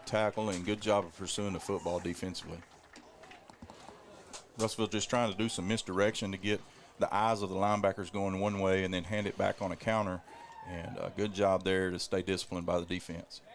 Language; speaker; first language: English; native; English